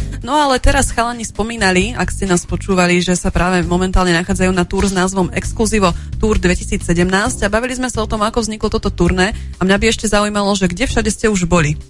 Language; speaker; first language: Slovak; native; Slovak